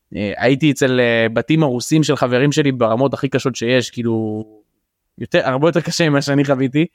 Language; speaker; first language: Hebrew; native; Hebrew